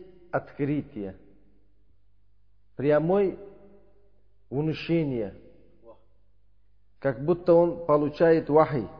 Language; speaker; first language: Russian; non-native, learner; Uzbek